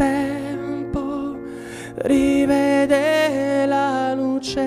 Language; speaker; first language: Italian; native; Italian